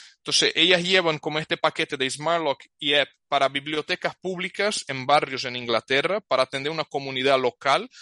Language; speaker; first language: Spanish; non-native, fluent; Portuguese